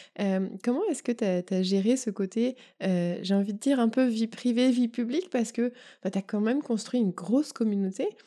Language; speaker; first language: French; native; French